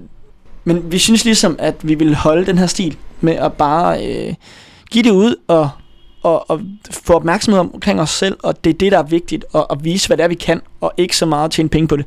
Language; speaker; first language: Danish; native; Danish